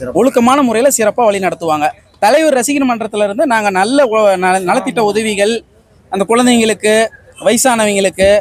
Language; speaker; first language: Tamil; native; Tamil